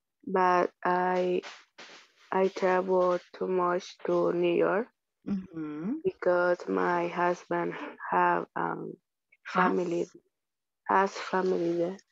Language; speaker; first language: English; non-native, learner; Spanish